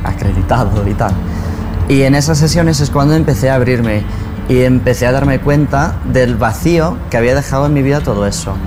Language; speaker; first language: Spanish; non-native, fluent; English